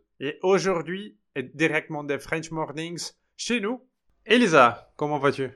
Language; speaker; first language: French; non-native, fluent; Portuguese